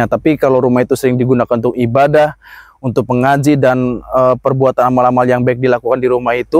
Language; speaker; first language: Indonesian; non-native, local second language; Sundanese